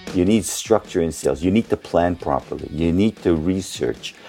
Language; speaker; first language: English; early bilingual, other home language; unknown